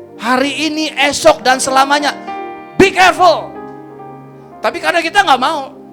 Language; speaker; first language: Indonesian; native; Indonesian